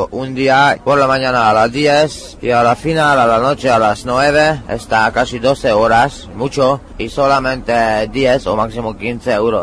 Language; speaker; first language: Spanish; non-native, learner; Hungarian